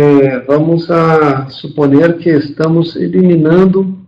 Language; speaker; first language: Spanish; non-native, fluent; Portuguese